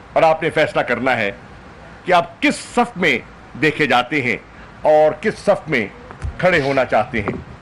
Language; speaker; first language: Urdu; non-native, local second language; Saraiki